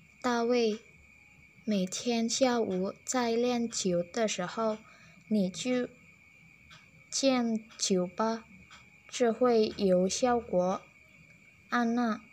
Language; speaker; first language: Chinese; non-native, learner; Indonesian